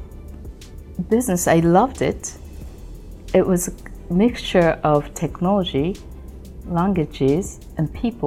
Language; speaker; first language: English; non-native, fluent; Japanese